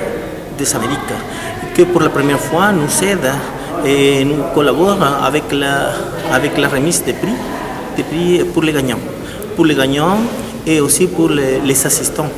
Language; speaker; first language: French; non-native, fluent; Spanish